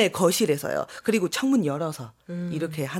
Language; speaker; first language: Korean; non-native, fluent; Chinese